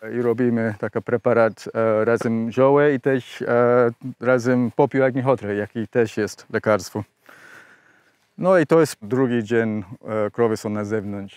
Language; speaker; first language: Polish; non-native, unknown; English